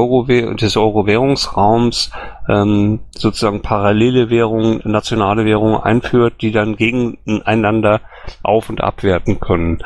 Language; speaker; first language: German; native; German